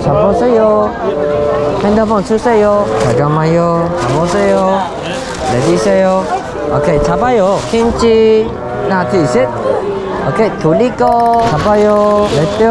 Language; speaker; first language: Korean; non-native, learner; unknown